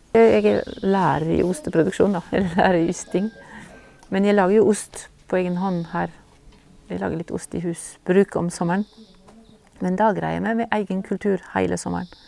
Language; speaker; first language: Norwegian; non-native, fluent; French